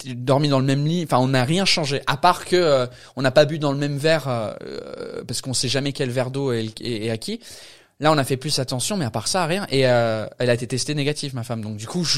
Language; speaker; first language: French; non-native, fluent; English